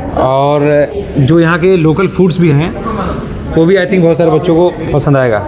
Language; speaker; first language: Hindi; native; Hindi